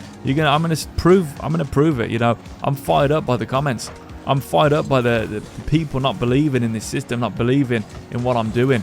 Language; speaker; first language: English; native; English